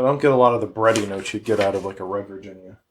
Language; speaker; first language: English; native; English